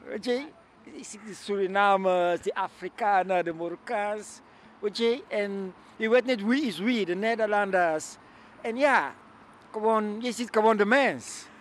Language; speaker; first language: Dutch; non-native, learner; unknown